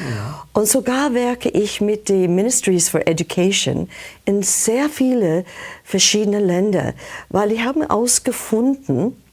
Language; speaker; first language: German; non-native, fluent; English